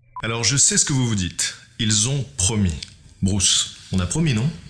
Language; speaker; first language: French; native; French